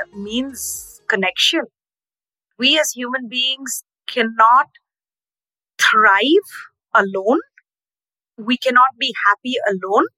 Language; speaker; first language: English; non-native, local second language; Hindi